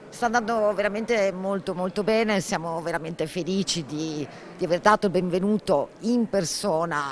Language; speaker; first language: Italian; native; Italian